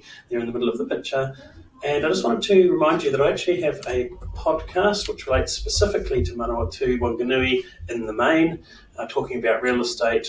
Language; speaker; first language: English; native; English